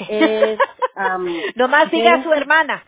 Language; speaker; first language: Spanish; early bilingual, heritage; Spanish